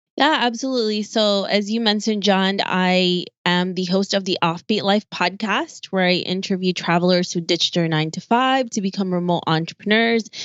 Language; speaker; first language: English; early bilingual, other home language; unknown